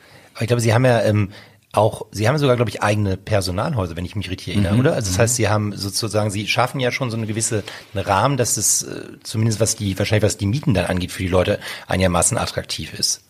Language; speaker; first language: German; native; German